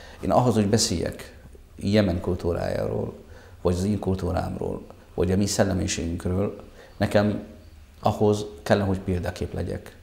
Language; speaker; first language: Hungarian; non-native, fluent; Arabic